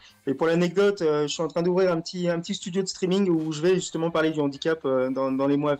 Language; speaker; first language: French; native; French